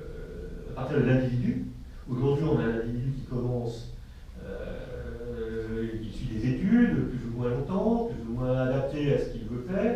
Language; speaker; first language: French; native; French